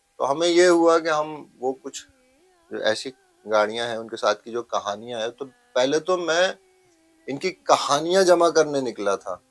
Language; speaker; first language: Hindi; native; Hindi